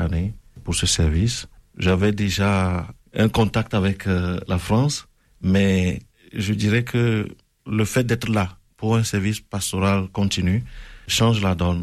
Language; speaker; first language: French; non-native, local second language; Ewe